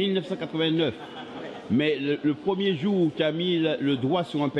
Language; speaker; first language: French; native; French